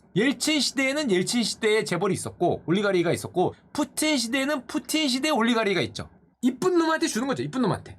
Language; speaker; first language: Korean; native; Korean